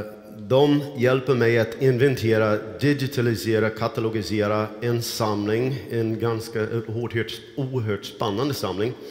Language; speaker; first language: Swedish; non-native, fluent; English